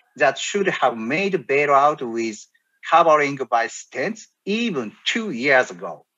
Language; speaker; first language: English; non-native, learner; Japanese